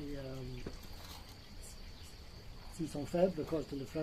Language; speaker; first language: French; non-native, fluent; English